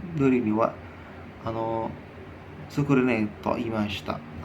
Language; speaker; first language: Japanese; non-native, learner; Indonesian